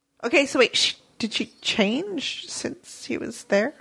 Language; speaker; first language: English; native; English